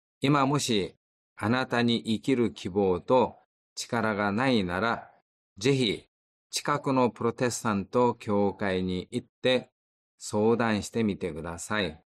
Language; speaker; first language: Japanese; non-native, fluent; Korean